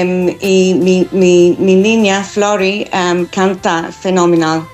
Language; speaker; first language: Spanish; non-native, learner; English